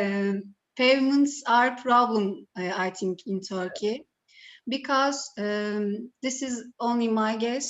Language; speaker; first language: English; non-native, learner; Turkish